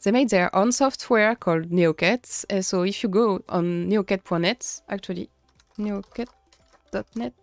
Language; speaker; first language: English; non-native, fluent; French